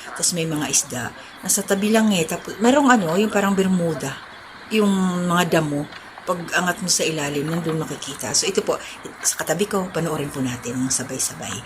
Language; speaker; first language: Filipino; non-native, local second language; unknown